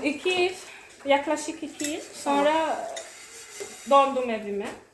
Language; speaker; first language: Turkish; non-native, learner; Kinyarwanda